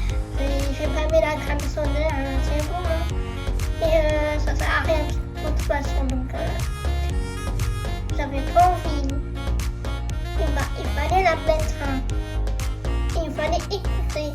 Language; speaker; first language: French; native; French